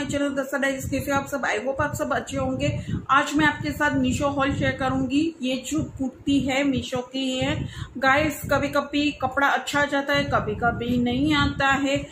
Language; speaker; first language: Hindi; non-native, local second language; Gujarati